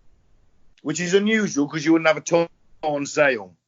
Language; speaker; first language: English; native; English